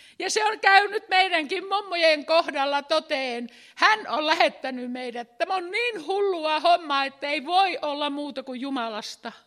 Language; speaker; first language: Finnish; native; Finnish